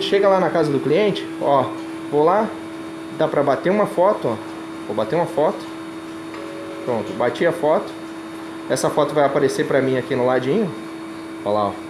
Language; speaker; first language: Portuguese; native; Portuguese